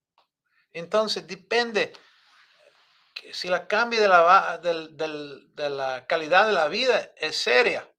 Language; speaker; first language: Spanish; non-native, fluent; Italian